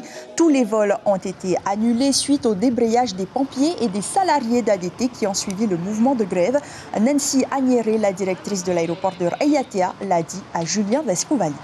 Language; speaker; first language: French; native; French